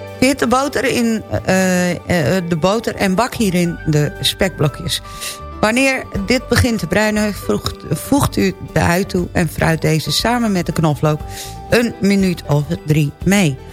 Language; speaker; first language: Dutch; native; Dutch